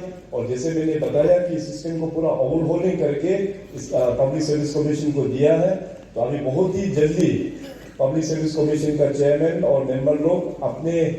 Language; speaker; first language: Hindi; non-native, local second language; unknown